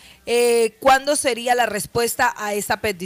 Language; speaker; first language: Spanish; native; Spanish